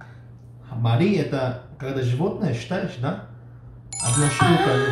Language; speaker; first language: Russian; non-native, learner; Korean